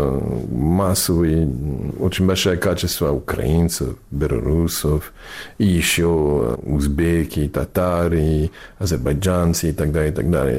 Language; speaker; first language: Russian; non-native, fluent; English